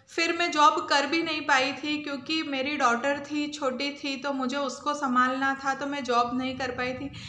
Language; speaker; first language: Hindi; non-native, local second language; Gujarati